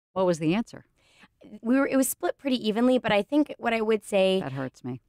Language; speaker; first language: English; native; English